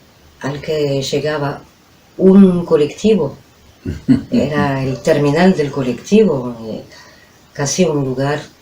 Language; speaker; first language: Spanish; non-native, fluent; French